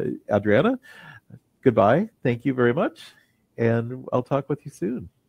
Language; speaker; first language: English; native; English